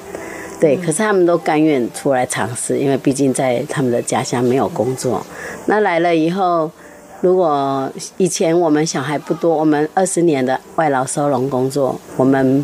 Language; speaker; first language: Chinese; native; Chinese